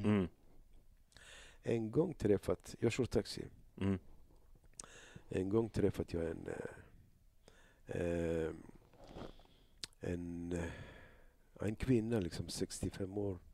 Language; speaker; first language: Swedish; non-native, learner; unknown